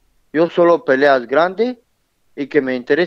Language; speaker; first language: Spanish; non-native, learner; Romanian